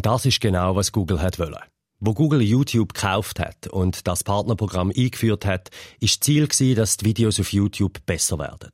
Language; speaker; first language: German; native; German